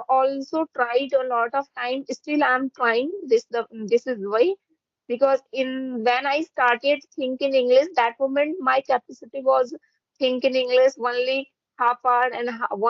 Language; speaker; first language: English; non-native, fluent; Hindi